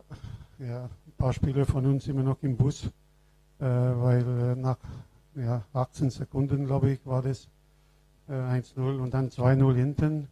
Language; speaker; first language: German; non-native, fluent; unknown